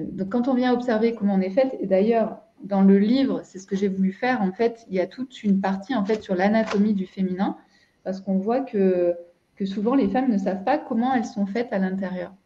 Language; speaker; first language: French; native; French